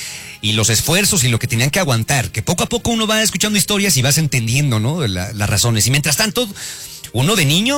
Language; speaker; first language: Spanish; native; Spanish